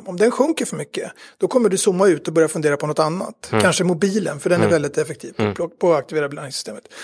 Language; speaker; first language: Swedish; native; Swedish